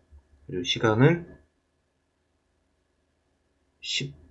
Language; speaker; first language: Korean; native; Korean